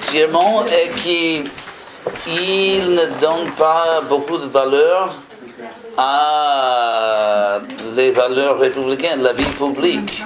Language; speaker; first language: French; non-native, fluent; English